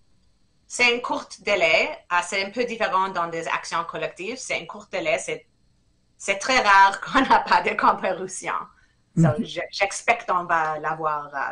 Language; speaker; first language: French; non-native, fluent; English